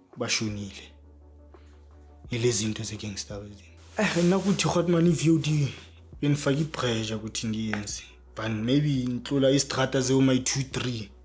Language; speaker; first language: Zulu; non-native, local second language; Tswana